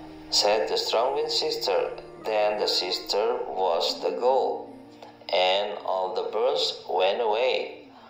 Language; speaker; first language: English; non-native, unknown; Indonesian